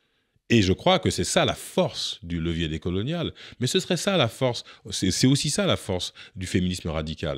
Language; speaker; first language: French; native; French